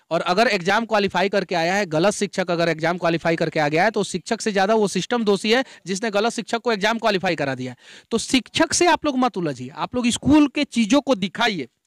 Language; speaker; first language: Hindi; native; Hindi